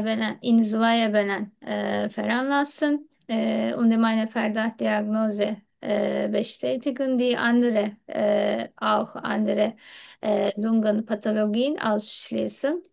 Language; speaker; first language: German; non-native, learner; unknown